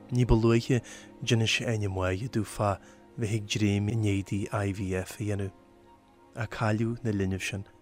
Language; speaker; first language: Irish; native; Irish